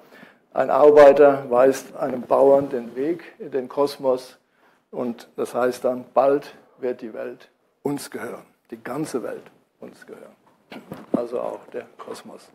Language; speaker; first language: German; native; German